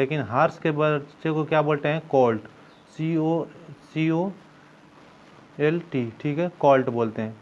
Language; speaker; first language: Hindi; native; Hindi